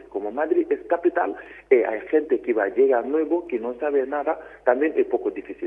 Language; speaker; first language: Spanish; non-native, learner; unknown